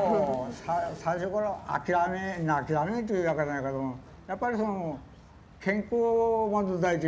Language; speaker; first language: Japanese; native; Japanese